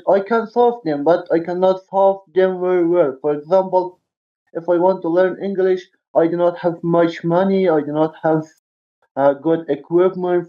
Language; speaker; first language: English; non-native, learner; Persian